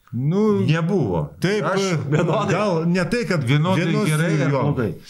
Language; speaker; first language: Lithuanian; non-native, local second language; Polish